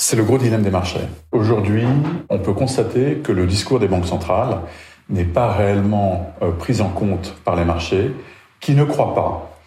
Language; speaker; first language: French; native; French